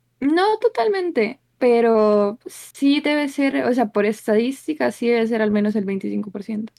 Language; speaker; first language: Spanish; native; Spanish